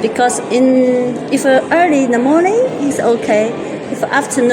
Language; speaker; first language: English; non-native, learner; Chinese